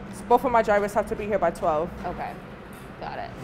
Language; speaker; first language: English; native; English